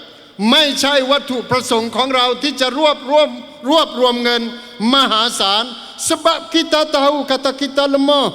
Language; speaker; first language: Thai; non-native, local second language; Malay